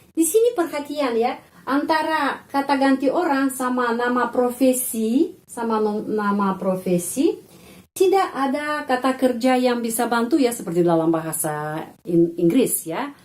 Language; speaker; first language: Indonesian; non-native, fluent; Russian